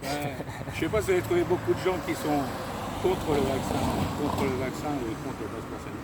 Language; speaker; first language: French; native; French